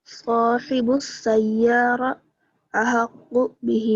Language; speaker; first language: Arabic; non-native, learner; Divehi